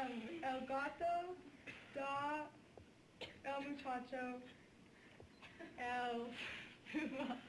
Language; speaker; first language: Spanish; non-native, learner; English